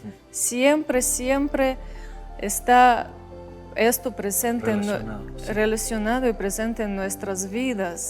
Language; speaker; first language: Spanish; non-native, fluent; Russian